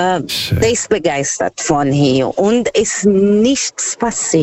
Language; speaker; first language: German; non-native, learner; Portuguese